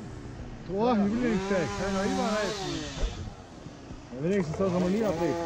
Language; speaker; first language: German; native; German